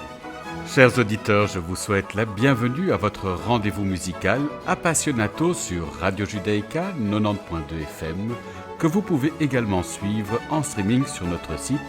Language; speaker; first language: French; native; French